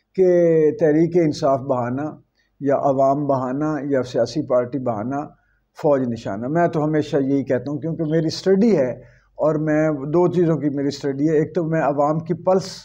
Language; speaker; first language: Urdu; native; Urdu